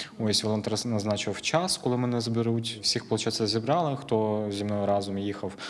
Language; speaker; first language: Ukrainian; non-native, local second language; Russian